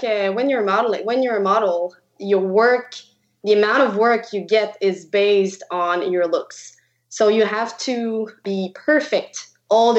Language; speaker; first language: English; non-native, fluent; French